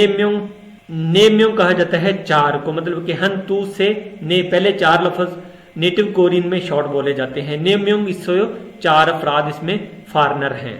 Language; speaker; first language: Urdu; non-native, local second language; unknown